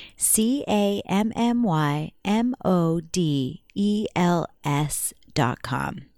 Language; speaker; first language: English; native; English